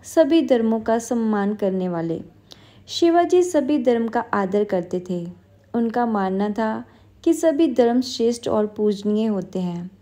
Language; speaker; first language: Hindi; non-native, local second language; Punjabi